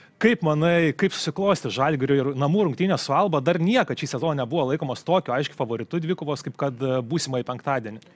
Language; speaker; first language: Lithuanian; native; Lithuanian